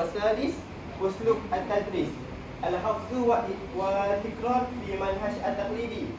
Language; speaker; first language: Arabic; non-native, learner; Malay